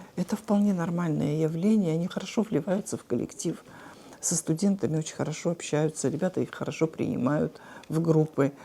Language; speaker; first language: Russian; non-native, local second language; Abkhazian